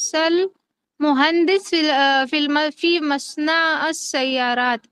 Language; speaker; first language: Arabic; non-native, learner; Urdu